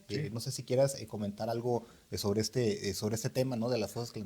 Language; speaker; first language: Spanish; native; Spanish